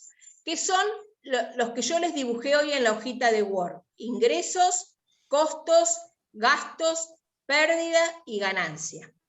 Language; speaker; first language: Spanish; native; Spanish